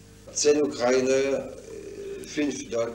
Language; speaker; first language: German; non-native, fluent; French